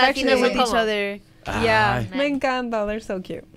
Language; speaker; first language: Spanish; native; Spanish